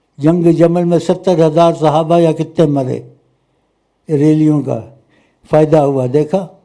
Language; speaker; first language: Urdu; non-native, local second language; Pashto